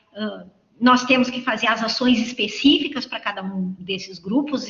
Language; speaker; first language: Portuguese; native; Portuguese